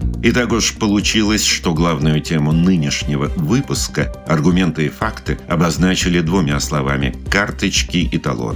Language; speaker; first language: Russian; native; Russian